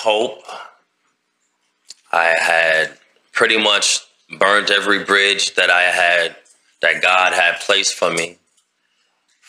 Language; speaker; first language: English; native; English